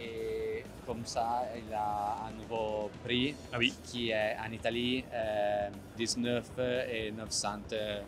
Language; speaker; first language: French; non-native, learner; Italian